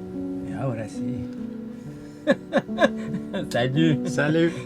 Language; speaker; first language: Spanish; non-native, learner; Arabic